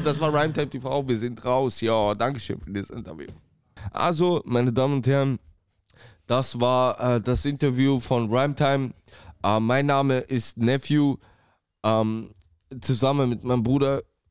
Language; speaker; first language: German; native; German